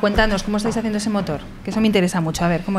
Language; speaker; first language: Spanish; native; Spanish